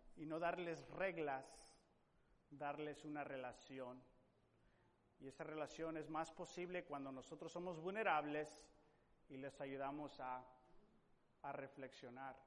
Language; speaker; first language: Spanish; non-native, fluent; English